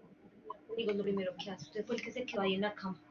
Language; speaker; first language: Spanish; native; Spanish